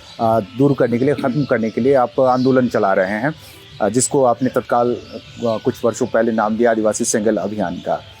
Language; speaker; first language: Hindi; native; Hindi